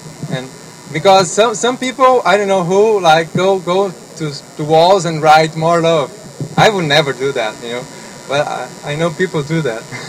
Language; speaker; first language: English; non-native, fluent; Portuguese